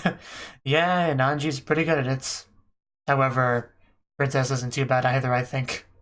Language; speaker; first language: English; native; English